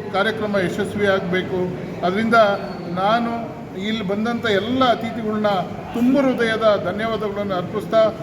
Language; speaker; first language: Kannada; native; Kannada